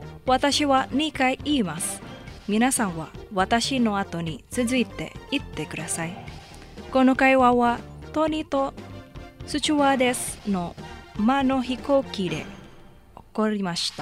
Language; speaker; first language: Japanese; non-native, fluent; Indonesian